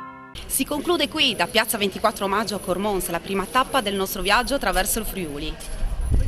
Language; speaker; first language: Italian; native; Italian